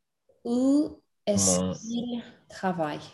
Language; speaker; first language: French; non-native, learner; English